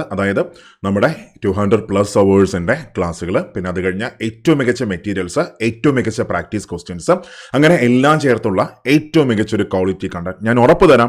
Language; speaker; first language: Malayalam; native; Malayalam